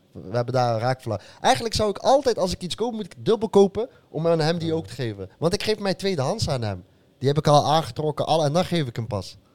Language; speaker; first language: Dutch; early bilingual, other home language; Arabic